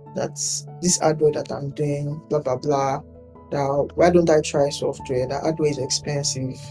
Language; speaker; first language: English; non-native, local second language; Yoruba